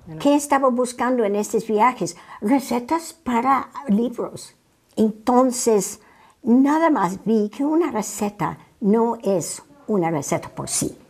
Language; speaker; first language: Spanish; non-native, fluent; English